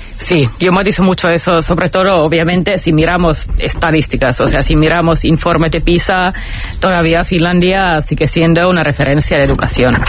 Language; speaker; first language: Spanish; non-native, fluent; Finnish